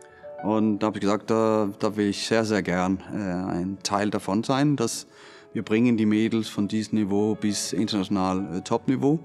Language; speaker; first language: German; non-native, fluent; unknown